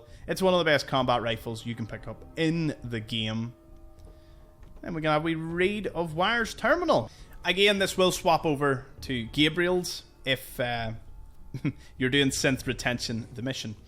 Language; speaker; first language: English; native; English